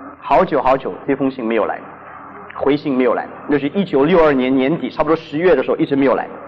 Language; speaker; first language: Chinese; non-native, local second language; Cantonese